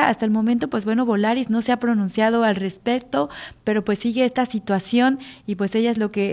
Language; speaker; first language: Spanish; native; Spanish